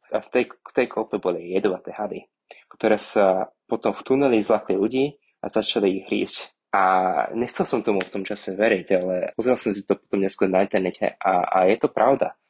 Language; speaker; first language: Slovak; early bilingual, other home language; Vietnamese